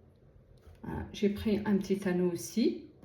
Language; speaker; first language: French; native; French